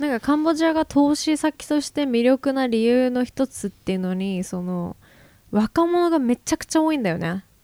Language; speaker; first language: Japanese; native; Japanese